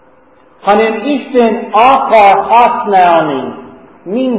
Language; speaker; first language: Hungarian; non-native, learner; English